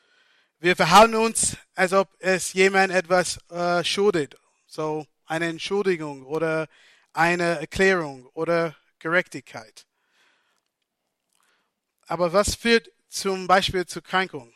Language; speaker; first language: German; non-native, fluent; English